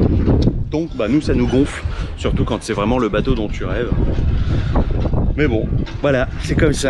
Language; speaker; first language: French; native; French